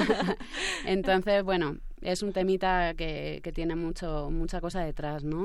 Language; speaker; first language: Spanish; native; Spanish